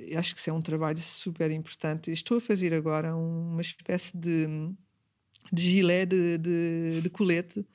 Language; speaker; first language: Portuguese; early bilingual, heritage; Portuguese